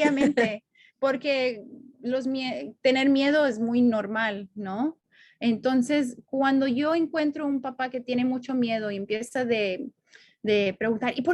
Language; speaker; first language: Spanish; non-native, fluent; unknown